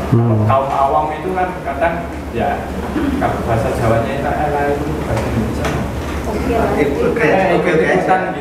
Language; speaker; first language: Indonesian; native; Indonesian